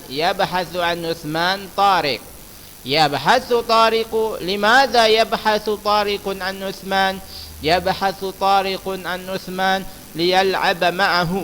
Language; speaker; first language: Arabic; non-native, fluent; Indonesian